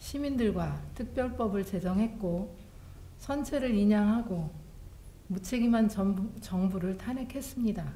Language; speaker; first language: Korean; native; Korean